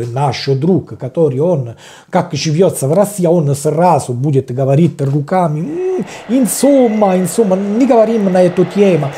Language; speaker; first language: Russian; non-native, learner; Italian